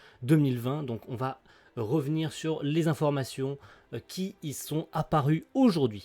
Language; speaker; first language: French; native; French